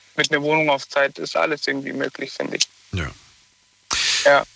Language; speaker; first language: German; native; German